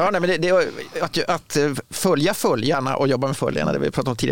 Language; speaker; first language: Swedish; native; Swedish